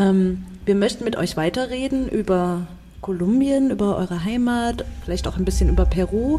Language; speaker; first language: German; native; German